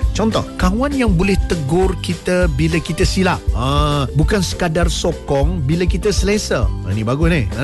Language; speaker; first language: Malay; native; Malay